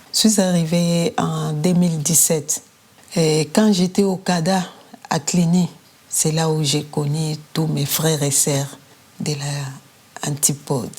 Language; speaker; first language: French; non-native, local second language; Lingala